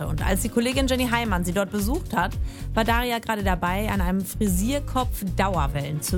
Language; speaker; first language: German; native; German